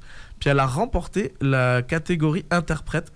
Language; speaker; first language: French; native; French